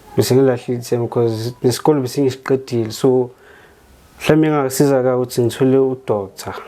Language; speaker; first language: Zulu; native; Zulu